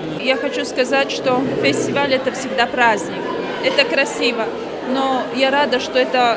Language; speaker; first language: Russian; non-native, fluent; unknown